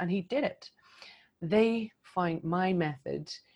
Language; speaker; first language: English; native; English